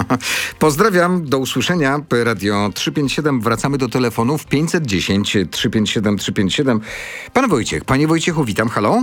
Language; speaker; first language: Polish; native; Polish